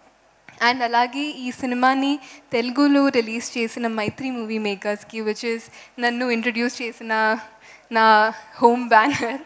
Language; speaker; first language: Telugu; non-native, fluent; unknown